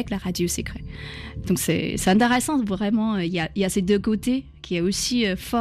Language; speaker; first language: French; non-native, fluent; Chinese